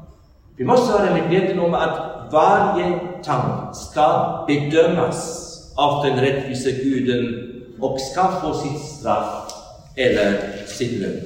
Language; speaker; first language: Swedish; non-native, fluent; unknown